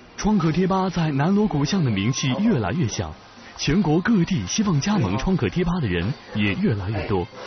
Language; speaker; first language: Chinese; native; Chinese